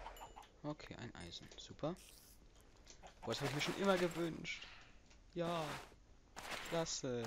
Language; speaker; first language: German; native; German